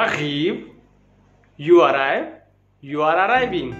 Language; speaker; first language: English; non-native, learner; Hindi